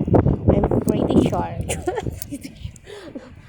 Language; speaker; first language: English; non-native, local second language; Filipino